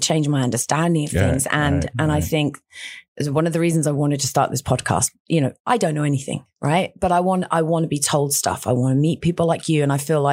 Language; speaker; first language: English; native; English